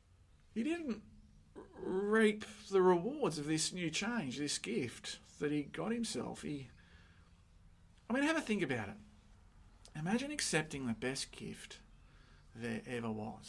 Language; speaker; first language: English; native; English